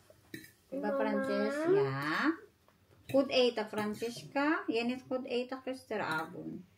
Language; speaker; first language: Dutch; non-native, learner; Filipino